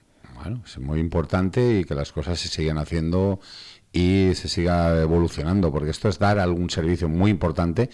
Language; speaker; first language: Spanish; native; Spanish